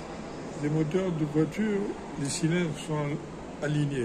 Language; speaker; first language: French; non-native, fluent; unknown